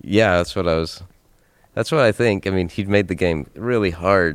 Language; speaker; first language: English; native; English